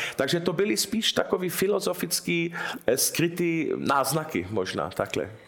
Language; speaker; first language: Czech; early bilingual, heritage; Czech